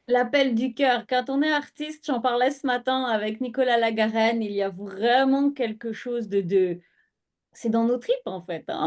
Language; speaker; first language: French; native; French